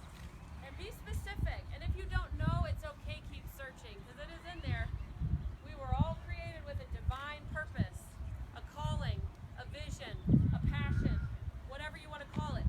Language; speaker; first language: English; native; English